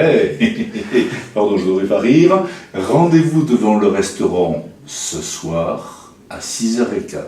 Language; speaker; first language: French; native; French